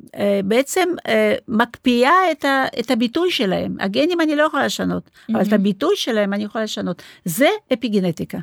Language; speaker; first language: Hebrew; non-native, fluent; Russian